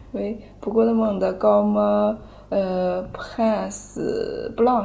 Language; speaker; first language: French; non-native, learner; Chinese